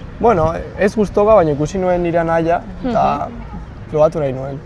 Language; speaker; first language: Basque; non-native, local second language; Spanish